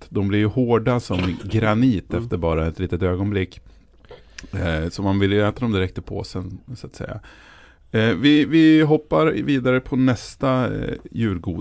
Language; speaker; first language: Swedish; native; Swedish